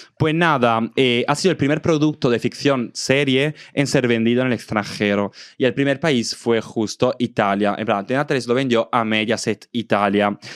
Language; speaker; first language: Spanish; non-native, fluent; Italian